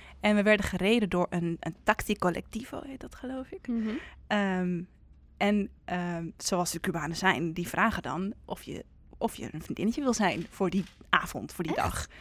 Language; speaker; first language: Dutch; native; Dutch